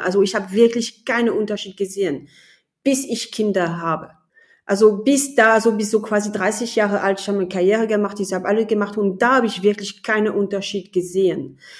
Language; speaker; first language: German; non-native, fluent; French